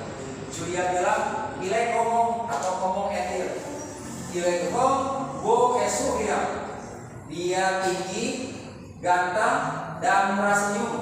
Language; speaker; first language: French; non-native, learner; Indonesian